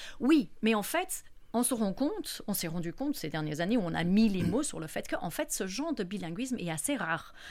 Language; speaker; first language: French; non-native, fluent; English